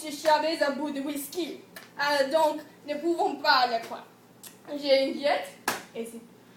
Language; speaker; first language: French; non-native, learner; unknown